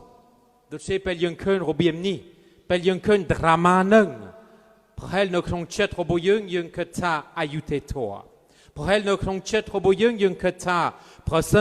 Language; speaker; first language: Khmer; non-native, fluent; French